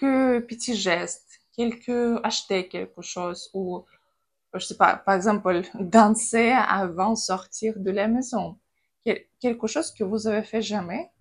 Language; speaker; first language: French; non-native, fluent; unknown